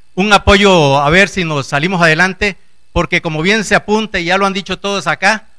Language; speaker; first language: Spanish; native; Spanish